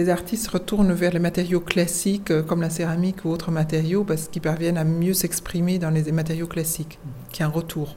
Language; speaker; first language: French; native; French